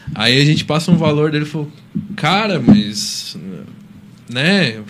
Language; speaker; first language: Portuguese; native; Portuguese